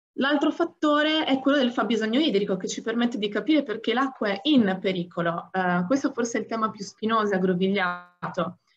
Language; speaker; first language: Italian; native; Italian